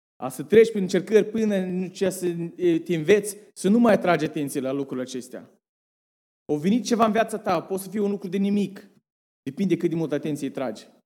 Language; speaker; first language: Romanian; early bilingual, heritage; Romanian